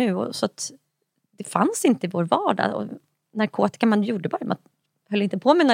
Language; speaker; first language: Swedish; native; Swedish